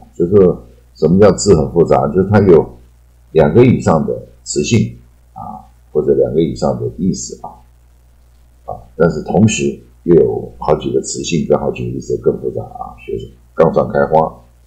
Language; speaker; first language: Chinese; native; Chinese